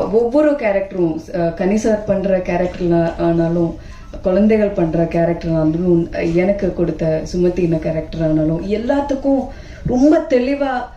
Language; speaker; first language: Tamil; non-native, fluent; Malayalam